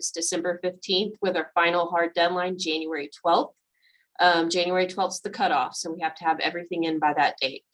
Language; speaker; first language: English; native; English